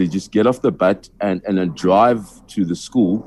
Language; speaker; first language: English; non-native, local second language; Zulu